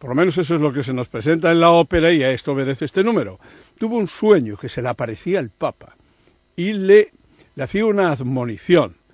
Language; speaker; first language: Spanish; native; Spanish